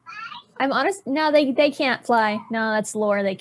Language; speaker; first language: English; native; English